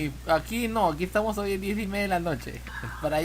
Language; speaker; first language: Spanish; native; Spanish